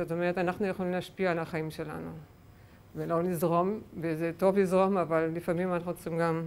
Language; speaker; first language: Hebrew; non-native, fluent; German